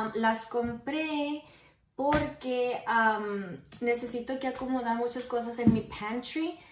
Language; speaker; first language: Spanish; early bilingual, heritage; Spanish